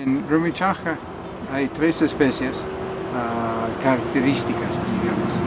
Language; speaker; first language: Spanish; non-native, learner; English